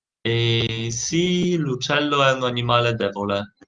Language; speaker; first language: Italian; non-native, learner; Polish